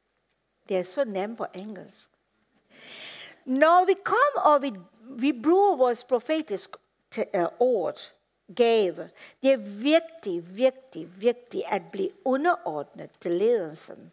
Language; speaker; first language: Danish; non-native, fluent; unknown